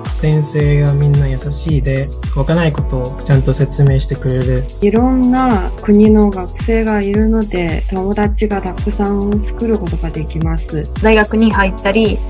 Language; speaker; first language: Japanese; non-native, learner; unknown